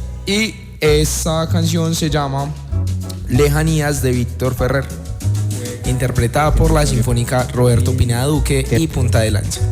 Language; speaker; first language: Spanish; native; Spanish